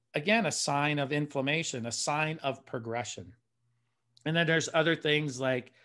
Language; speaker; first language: English; native; English